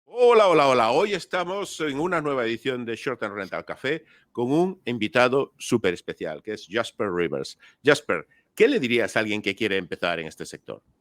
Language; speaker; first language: Spanish; native; Spanish